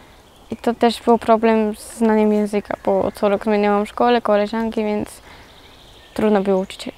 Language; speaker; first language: Polish; early bilingual, other home language; Georgian